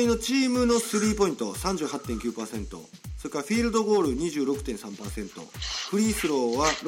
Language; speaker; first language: Japanese; native; Japanese